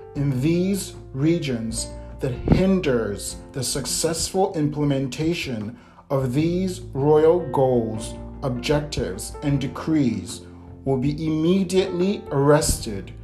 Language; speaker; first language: English; native; English